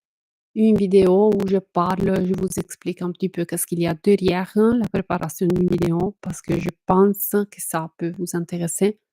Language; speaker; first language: French; non-native, fluent; Italian